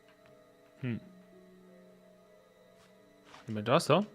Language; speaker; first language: German; native; German